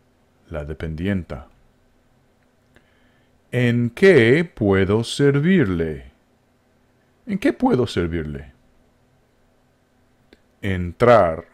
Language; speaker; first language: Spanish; non-native, fluent; English